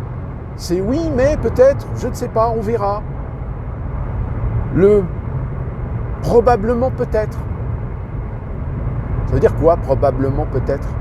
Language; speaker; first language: French; native; French